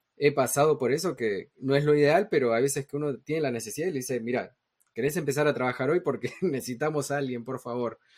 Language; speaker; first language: Spanish; native; Spanish